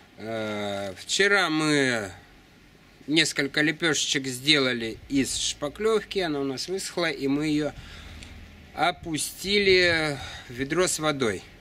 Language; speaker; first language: Russian; native; Russian